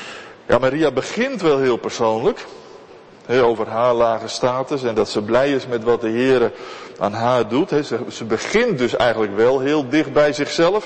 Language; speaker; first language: Dutch; native; Dutch